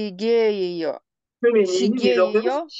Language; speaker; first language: Korean; non-native, learner; Kyrgyz